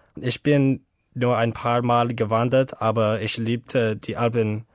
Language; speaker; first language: German; non-native, learner; English